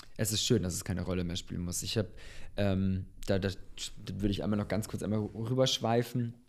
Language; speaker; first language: German; early bilingual, other home language; Bosnian